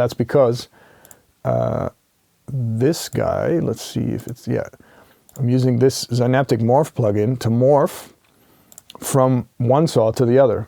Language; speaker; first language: English; non-native, fluent; Dutch